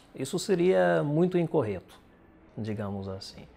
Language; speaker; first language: Portuguese; non-native, fluent; Russian